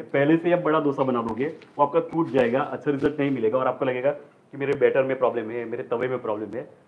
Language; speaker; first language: Hindi; non-native, local second language; Gujarati